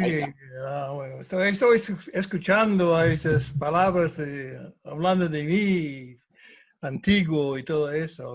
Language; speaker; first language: Spanish; non-native, fluent; English